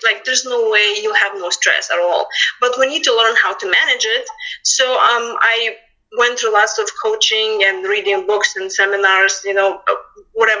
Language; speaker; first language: English; non-native, fluent; Lithuanian